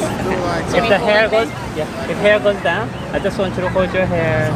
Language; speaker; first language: English; non-native, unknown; Korean